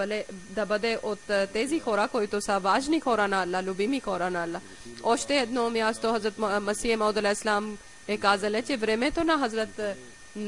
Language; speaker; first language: Bulgarian; non-native, learner; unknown